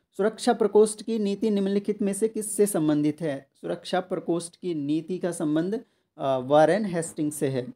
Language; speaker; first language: Hindi; native; Hindi